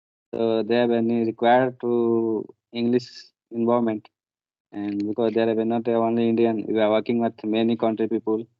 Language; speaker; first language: English; non-native, learner; Hindi